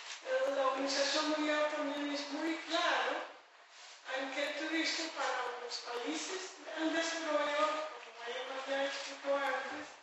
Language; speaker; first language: Spanish; non-native, fluent; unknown